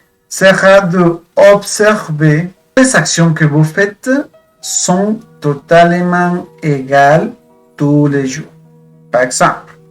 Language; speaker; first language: French; non-native, fluent; Spanish